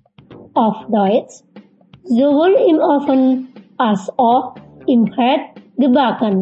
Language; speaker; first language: German; non-native, fluent; Indonesian